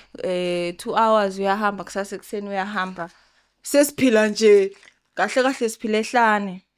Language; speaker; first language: Zulu; non-native, local second language; Swati